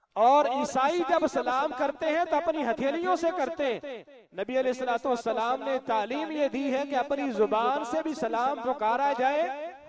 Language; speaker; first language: Urdu; non-native, local second language; Punjabi